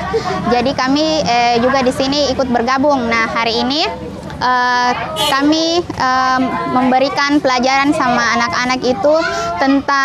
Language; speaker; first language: Indonesian; native; Indonesian